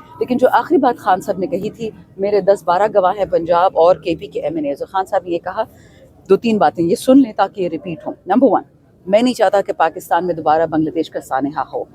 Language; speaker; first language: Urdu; non-native, local second language; Pashto